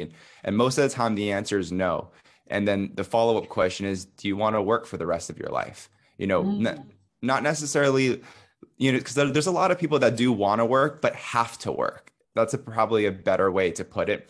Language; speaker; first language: English; native; English